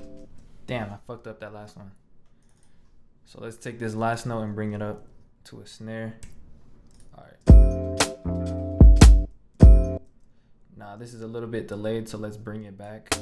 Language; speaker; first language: English; native; English